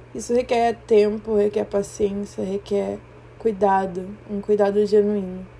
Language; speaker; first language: Portuguese; native; Portuguese